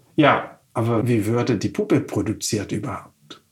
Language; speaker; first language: German; non-native, fluent; Wolof